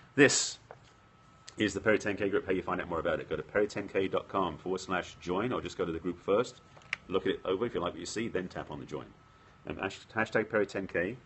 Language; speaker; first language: English; native; English